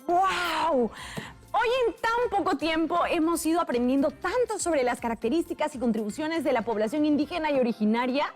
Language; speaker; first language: Spanish; native; Spanish